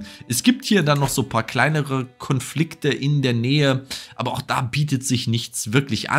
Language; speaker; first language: German; native; German